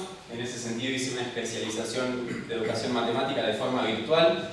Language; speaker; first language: Spanish; native; Spanish